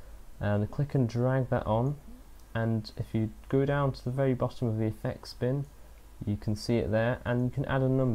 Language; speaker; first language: English; native; English